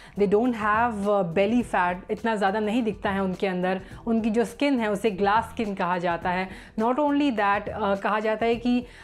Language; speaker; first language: Hindi; native; Hindi